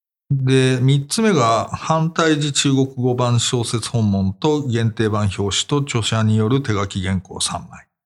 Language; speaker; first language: Japanese; native; Japanese